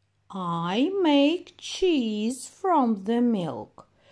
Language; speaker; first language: English; non-native, fluent; Ukrainian